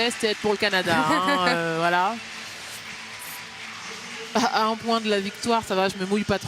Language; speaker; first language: French; native; French